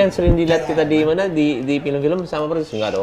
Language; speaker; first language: Indonesian; native; Indonesian